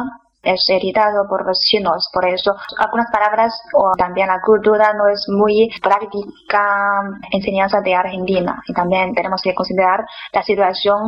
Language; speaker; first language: Spanish; non-native, fluent; Chinese